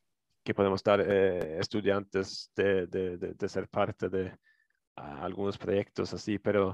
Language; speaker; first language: Spanish; non-native, fluent; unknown